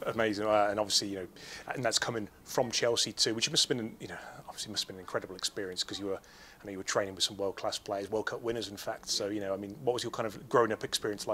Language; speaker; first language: English; native; English